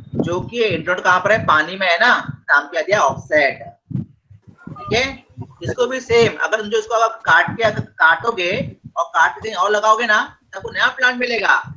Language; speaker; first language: Hindi; non-native, local second language; Marathi